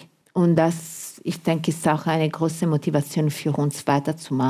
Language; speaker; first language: German; non-native, fluent; Italian